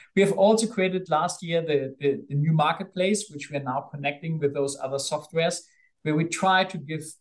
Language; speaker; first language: English; non-native, fluent; German